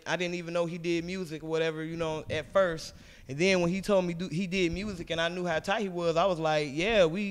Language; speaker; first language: English; native; English